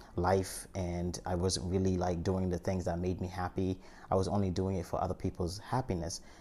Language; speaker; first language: English; early bilingual, other home language; Haitian Creole